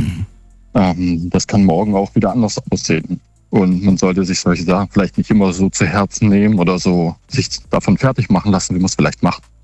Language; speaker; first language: German; native; German